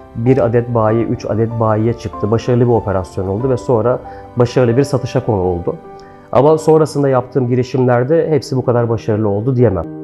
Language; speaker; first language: Turkish; native; Turkish